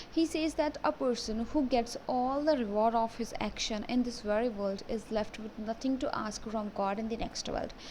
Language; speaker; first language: English; non-native, local second language; Punjabi